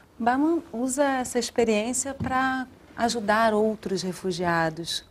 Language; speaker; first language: Portuguese; native; Portuguese